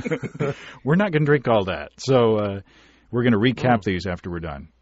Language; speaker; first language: English; native; English